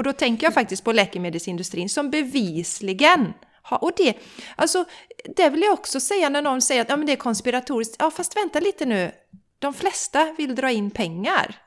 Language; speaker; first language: Swedish; native; Swedish